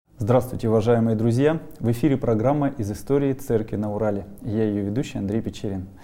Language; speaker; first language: Russian; native; Russian